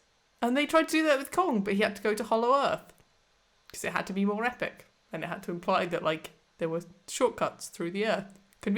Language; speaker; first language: English; native; English